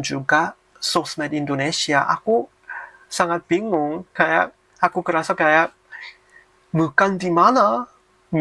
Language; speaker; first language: Indonesian; non-native, fluent; Korean